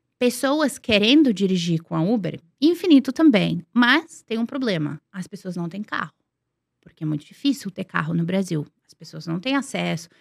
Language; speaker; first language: Portuguese; non-native, fluent; Serbian